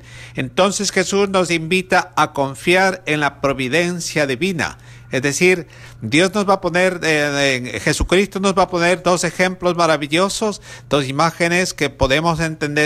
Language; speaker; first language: Spanish; native; Spanish